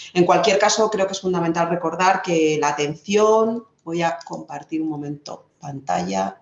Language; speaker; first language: Spanish; native; Spanish